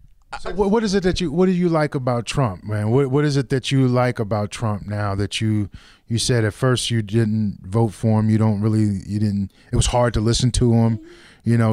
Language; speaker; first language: English; native; English